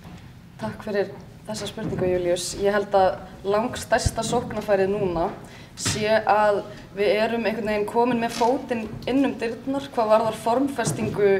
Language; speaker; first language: Icelandic; native; Icelandic